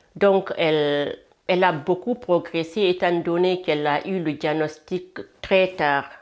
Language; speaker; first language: French; non-native, local second language; Fula